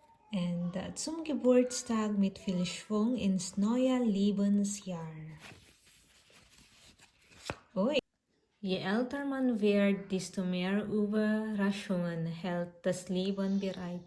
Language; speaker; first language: German; non-native, fluent; Filipino